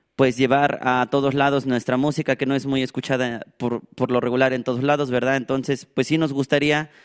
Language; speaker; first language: Spanish; non-native, local second language; Nahuatl languages